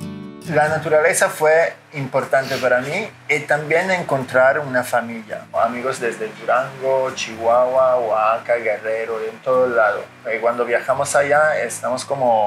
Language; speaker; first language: Spanish; non-native, fluent; Italian